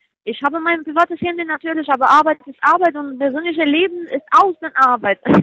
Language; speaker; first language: German; non-native, learner; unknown